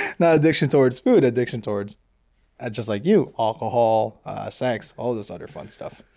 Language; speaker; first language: English; early bilingual, other home language; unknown